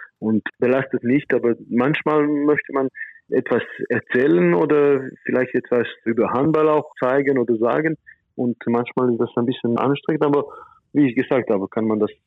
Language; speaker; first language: German; non-native, fluent; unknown